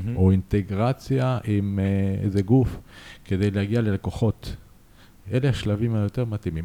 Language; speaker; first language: Hebrew; early bilingual, other home language; Spanish